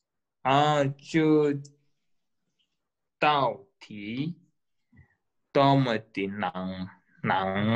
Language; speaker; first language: Chinese; non-native, learner; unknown